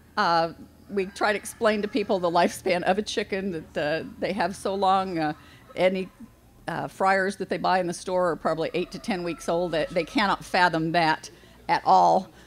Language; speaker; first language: English; native; English